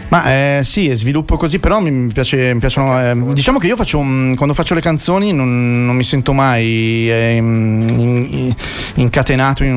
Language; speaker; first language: Italian; native; Italian